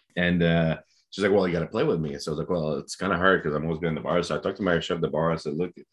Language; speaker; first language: English; non-native, fluent; French